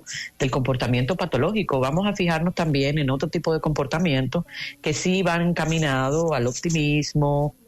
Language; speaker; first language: Spanish; native; Spanish